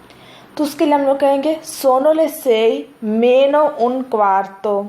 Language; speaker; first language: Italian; non-native, fluent; Urdu